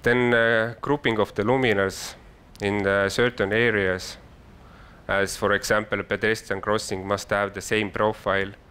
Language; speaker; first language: English; non-native, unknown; Estonian